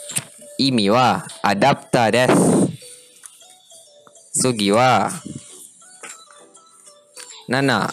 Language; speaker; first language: Japanese; non-native, learner; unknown